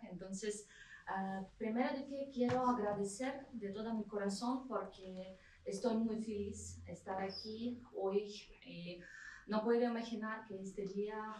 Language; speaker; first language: Spanish; non-native, fluent; Ukrainian